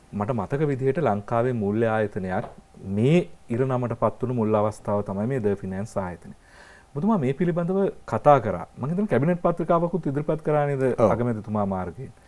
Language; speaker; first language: Sinhala; native; Sinhala